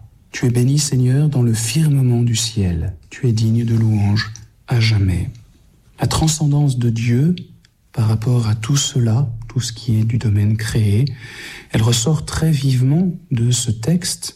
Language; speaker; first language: French; native; French